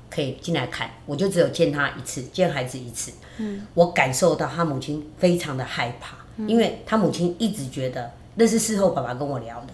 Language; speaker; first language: Chinese; native; Chinese